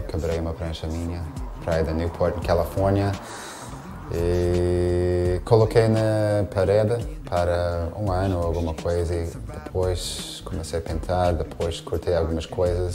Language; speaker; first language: Portuguese; non-native, fluent; English